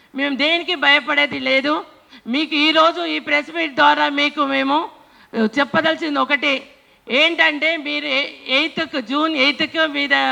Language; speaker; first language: Telugu; non-native, local second language; Lambadi